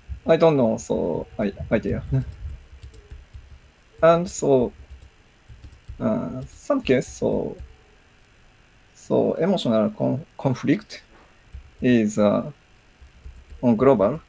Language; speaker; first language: English; non-native, learner; Japanese